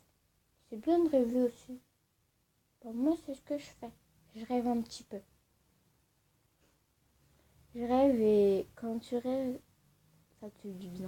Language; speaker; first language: French; early bilingual, other home language; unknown